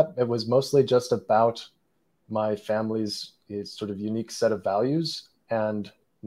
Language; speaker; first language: English; native; English